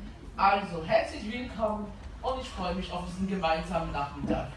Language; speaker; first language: German; non-native, fluent; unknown